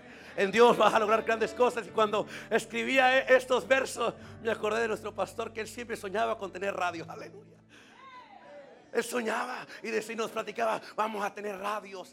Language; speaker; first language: Spanish; native; Spanish